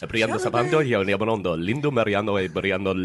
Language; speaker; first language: Italian; non-native, learner; English